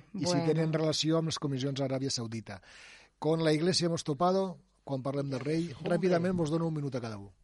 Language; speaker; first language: Catalan; native; Catalan